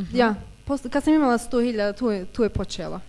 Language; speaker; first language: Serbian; early bilingual, heritage; Bosnian